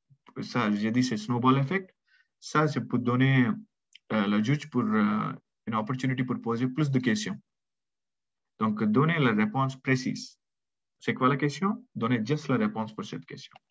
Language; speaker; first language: French; non-native, learner; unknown